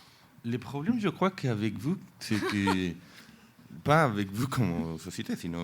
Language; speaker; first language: French; non-native, fluent; Spanish